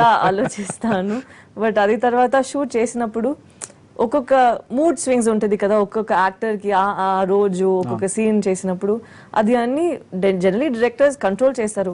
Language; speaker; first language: Telugu; non-native, fluent; Tamil